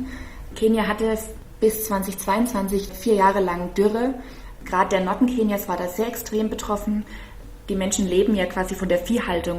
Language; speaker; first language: German; native; German